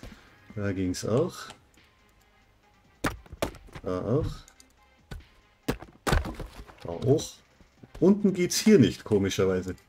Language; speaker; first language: German; native; German